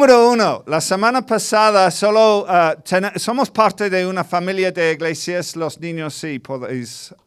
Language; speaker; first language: Spanish; non-native, fluent; English